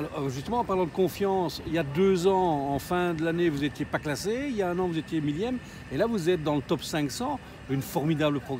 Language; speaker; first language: French; native; French